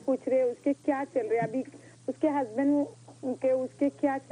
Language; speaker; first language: Hindi; non-native, learner; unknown